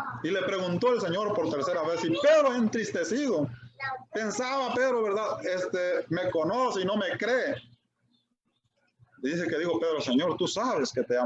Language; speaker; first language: Spanish; native; Spanish